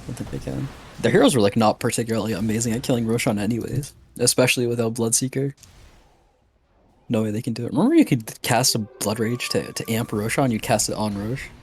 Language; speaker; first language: English; native; English